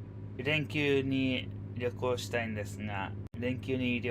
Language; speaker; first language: Japanese; non-native, learner; English